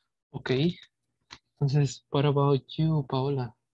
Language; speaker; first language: English; non-native, fluent; Spanish